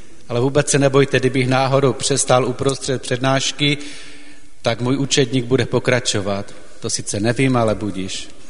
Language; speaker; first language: Czech; native; Czech